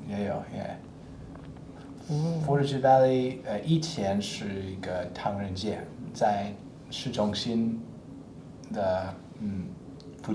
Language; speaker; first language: Chinese; non-native, learner; English